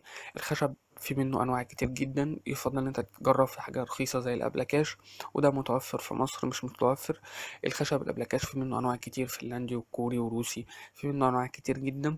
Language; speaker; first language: Arabic; native; Arabic